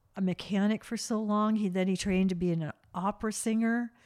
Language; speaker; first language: English; native; English